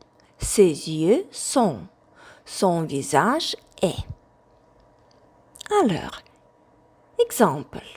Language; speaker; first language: French; non-native, fluent; Ukrainian